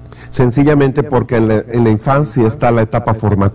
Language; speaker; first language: Spanish; native; Spanish